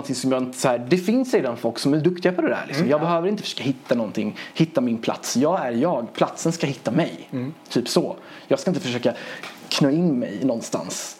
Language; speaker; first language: Swedish; early bilingual, other home language; Persian